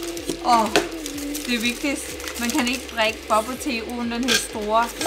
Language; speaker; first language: Danish; non-native, learner; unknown